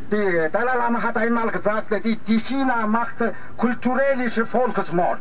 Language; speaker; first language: German; non-native, learner; Mongolian